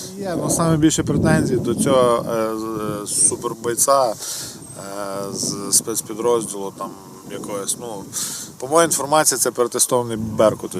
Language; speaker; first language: Ukrainian; native; Ukrainian